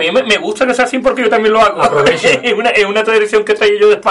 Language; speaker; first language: Spanish; native; Spanish